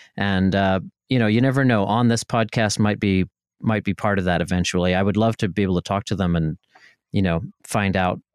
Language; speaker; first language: English; native; English